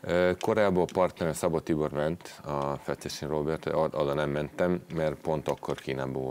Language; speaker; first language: Hungarian; non-native, fluent; Serbian